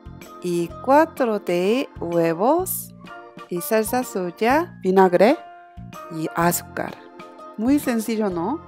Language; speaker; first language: Spanish; non-native, learner; Korean